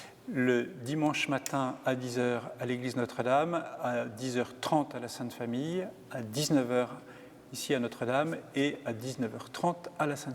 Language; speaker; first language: French; native; French